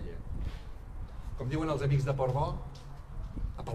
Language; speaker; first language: Catalan; native; Catalan